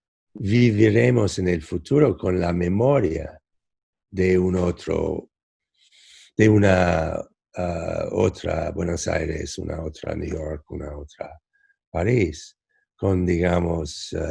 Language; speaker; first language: Spanish; non-native, fluent; English